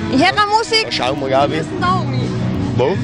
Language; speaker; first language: German; native; German